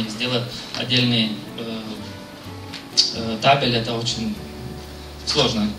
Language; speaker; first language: Russian; non-native, fluent; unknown